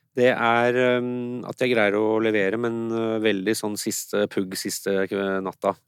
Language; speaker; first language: Norwegian; early bilingual, other home language; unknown